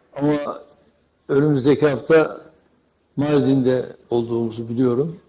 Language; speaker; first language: Turkish; native; Turkish